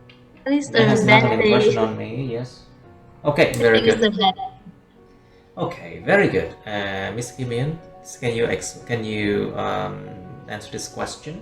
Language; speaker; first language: English; non-native, fluent; Vietnamese